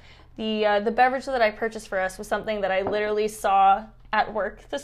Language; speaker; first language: English; native; English